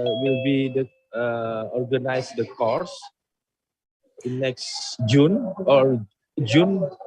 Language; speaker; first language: English; non-native, learner; Indonesian